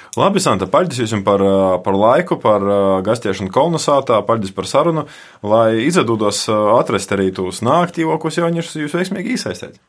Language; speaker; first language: Latvian; native; Latvian